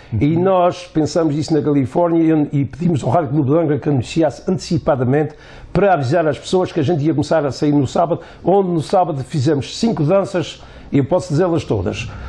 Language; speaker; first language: Portuguese; native; Portuguese